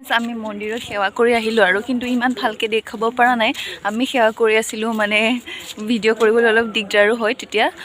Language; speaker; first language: Assamese; non-native, local second language; Bodo